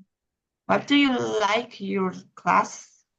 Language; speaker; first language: English; non-native, learner; Spanish